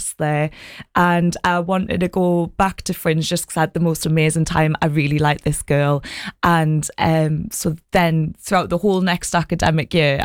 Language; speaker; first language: English; native; English